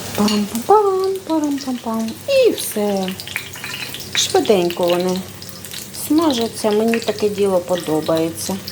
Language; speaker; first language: Ukrainian; non-native, local second language; Russian